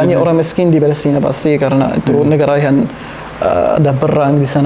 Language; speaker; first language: Indonesian; non-native, learner; Arabic